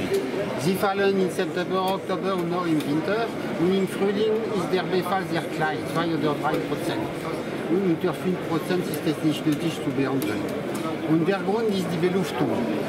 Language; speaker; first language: German; non-native, fluent; French